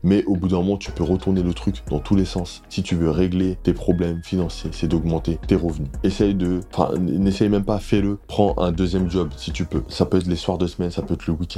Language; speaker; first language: French; native; French